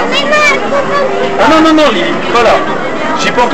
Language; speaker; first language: French; native; French